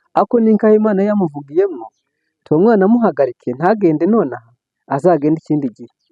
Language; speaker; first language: Kinyarwanda; early bilingual, heritage; Kinyarwanda